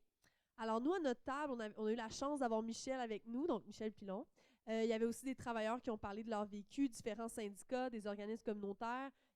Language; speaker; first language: French; native; French